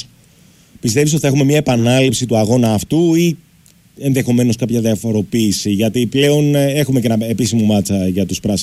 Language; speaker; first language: Greek; native; Greek